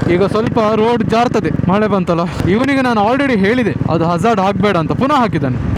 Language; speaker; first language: Kannada; non-native, local second language; Tulu